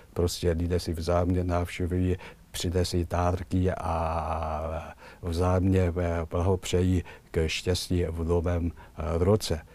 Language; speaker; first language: Czech; non-native, fluent; Chinese